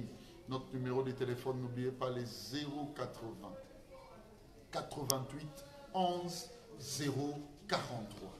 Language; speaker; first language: French; non-native, local second language; Lingala